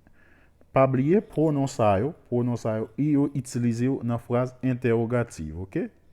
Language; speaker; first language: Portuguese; non-native, learner; Haitian Creole